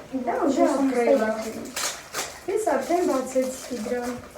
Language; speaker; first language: Russian; non-native, learner; Armenian